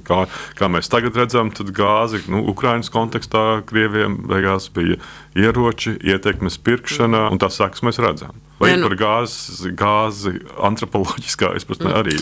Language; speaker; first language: Latvian; native; Latvian